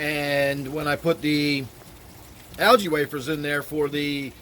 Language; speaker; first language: English; native; English